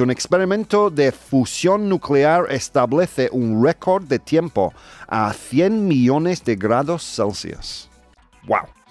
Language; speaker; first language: Spanish; non-native, fluent; English